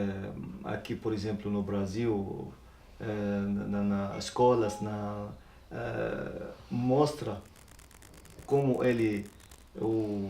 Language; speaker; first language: Portuguese; non-native, learner; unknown